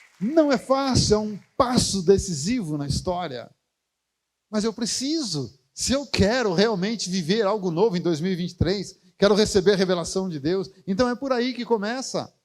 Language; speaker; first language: Portuguese; native; Portuguese